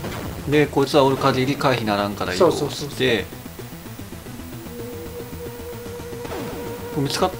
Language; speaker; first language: Japanese; native; Japanese